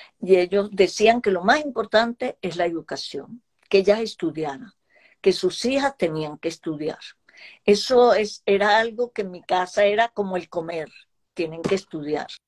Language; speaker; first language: Spanish; early bilingual, other home language; Hebrew